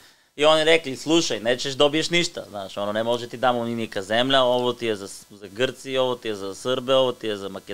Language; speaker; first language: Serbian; non-native, learner; Bulgarian